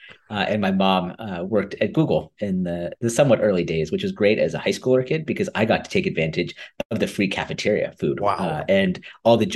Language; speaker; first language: English; native; English